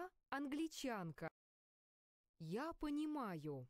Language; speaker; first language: Russian; non-native, learner; English